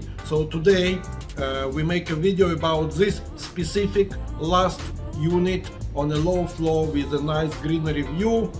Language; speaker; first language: English; non-native, fluent; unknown